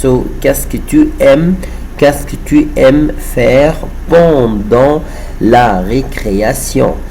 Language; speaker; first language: French; non-native, fluent; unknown